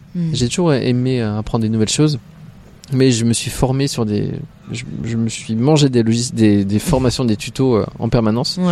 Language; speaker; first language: French; native; French